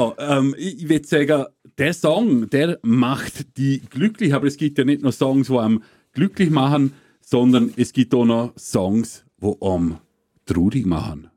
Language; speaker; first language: German; native; German